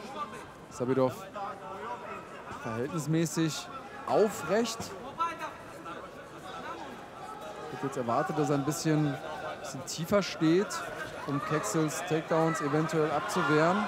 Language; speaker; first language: German; native; German